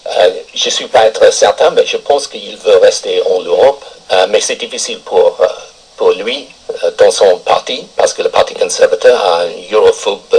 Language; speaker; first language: French; non-native, fluent; English